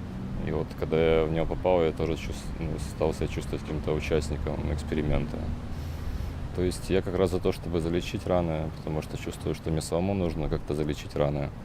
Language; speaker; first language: Russian; native; Russian